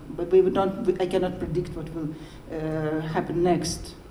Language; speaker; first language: English; non-native, learner; Russian